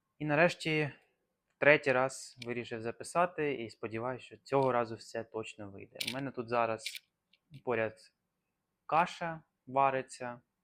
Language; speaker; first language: Ukrainian; native; Ukrainian